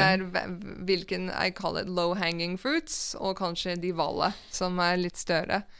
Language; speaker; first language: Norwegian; non-native, fluent; English